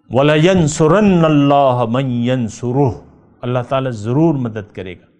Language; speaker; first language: Urdu; native; Urdu